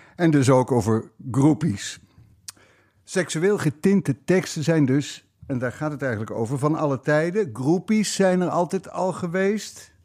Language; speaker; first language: Dutch; native; Dutch